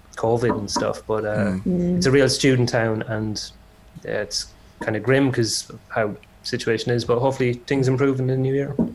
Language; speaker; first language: English; native; English